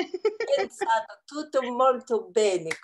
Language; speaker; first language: Italian; non-native, learner; French